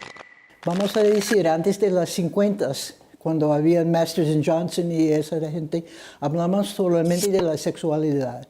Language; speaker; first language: Spanish; non-native, fluent; English